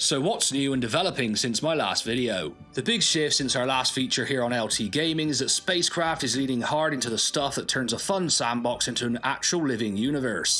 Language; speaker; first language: English; native; English